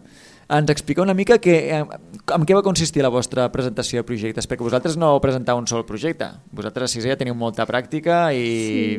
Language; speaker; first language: Catalan; native; Catalan